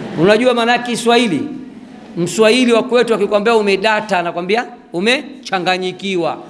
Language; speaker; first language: Swahili; native; Swahili